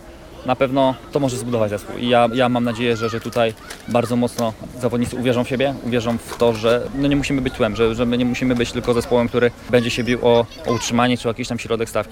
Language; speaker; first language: Polish; native; Polish